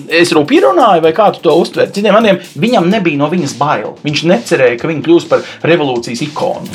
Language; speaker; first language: Latvian; native; Latvian